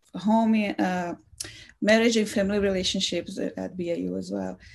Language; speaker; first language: English; non-native, fluent; Portuguese